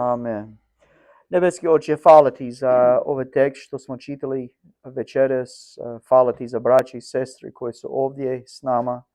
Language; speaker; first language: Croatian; non-native, learner; English